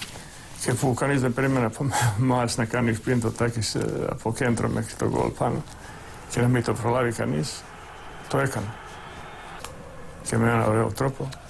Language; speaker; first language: Greek; non-native, fluent; Croatian